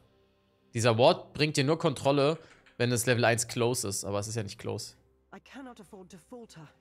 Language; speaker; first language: German; native; German